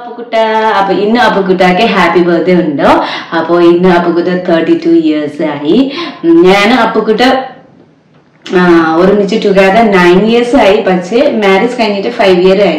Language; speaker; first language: Malayalam; non-native, learner; Nepali